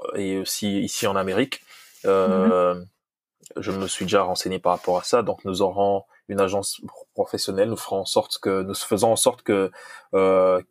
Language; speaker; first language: French; non-native, local second language; Lingala